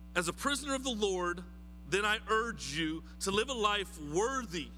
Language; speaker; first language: English; native; English